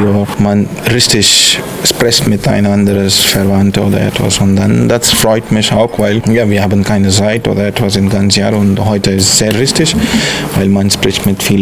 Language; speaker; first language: German; non-native, learner; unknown